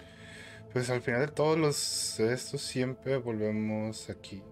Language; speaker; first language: Spanish; native; Spanish